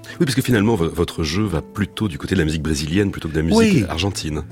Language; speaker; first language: French; native; French